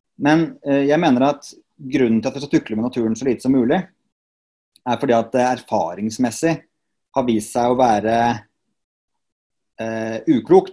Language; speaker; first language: Norwegian; native; Norwegian